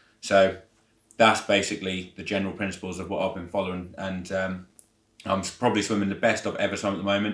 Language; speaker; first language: English; native; English